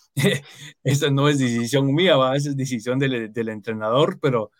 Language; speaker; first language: Spanish; early bilingual, heritage; Spanish